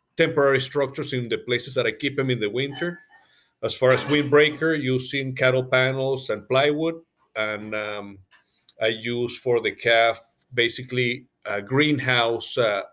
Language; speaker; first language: English; non-native, fluent; Spanish